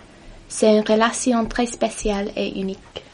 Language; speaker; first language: French; non-native, learner; English